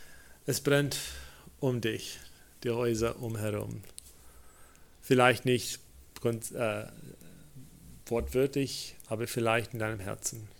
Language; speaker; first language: German; non-native, fluent; English